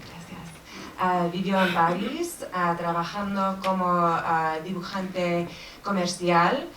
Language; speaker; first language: Spanish; non-native, fluent; English